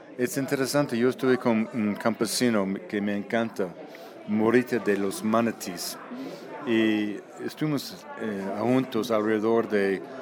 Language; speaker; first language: Spanish; non-native, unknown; English